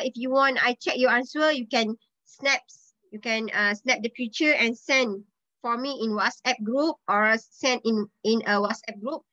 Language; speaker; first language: English; non-native, local second language; Malay